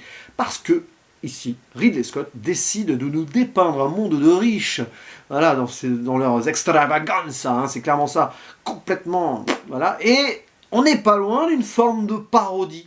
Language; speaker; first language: French; native; French